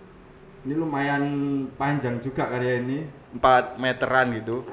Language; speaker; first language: Indonesian; non-native, local second language; Javanese